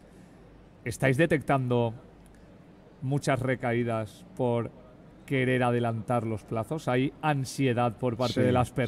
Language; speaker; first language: Spanish; native; Spanish